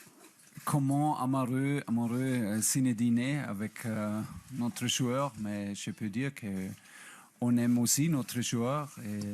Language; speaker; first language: French; non-native, fluent; German